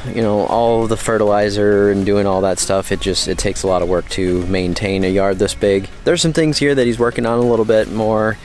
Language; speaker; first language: English; native; English